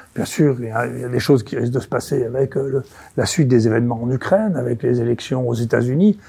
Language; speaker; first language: French; native; French